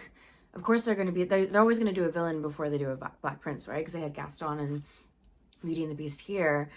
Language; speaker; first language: English; native; English